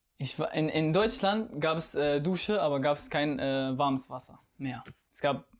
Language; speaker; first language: German; non-native, fluent; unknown